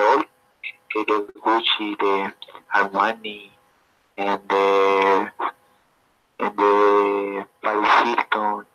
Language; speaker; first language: English; non-native, learner; Spanish